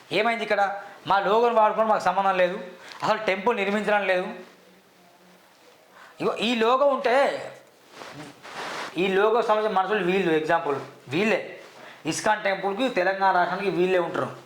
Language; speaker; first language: Telugu; native; Telugu